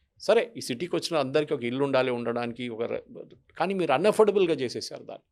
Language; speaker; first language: Telugu; non-native, local second language; Malayalam